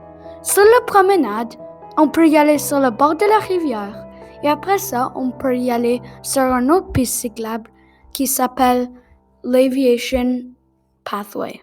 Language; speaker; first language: French; non-native, local second language; English